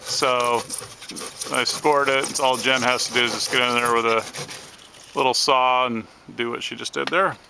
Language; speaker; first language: English; native; English